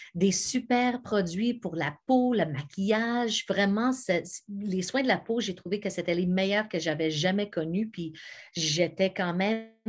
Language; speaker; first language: French; native; French